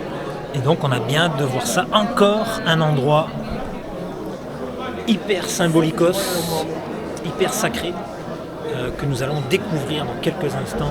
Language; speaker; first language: French; native; French